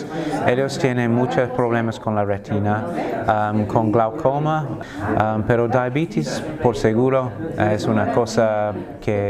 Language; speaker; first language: Spanish; non-native, fluent; English